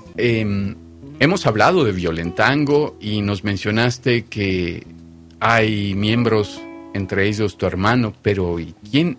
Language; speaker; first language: Spanish; native; Spanish